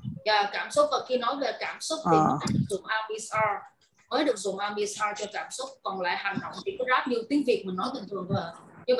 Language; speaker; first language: Vietnamese; native; Vietnamese